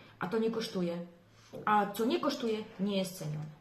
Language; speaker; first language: Polish; native; Polish